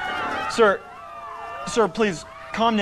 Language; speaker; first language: English; native; English